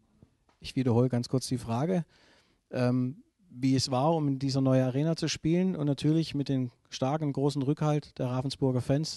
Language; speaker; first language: German; native; German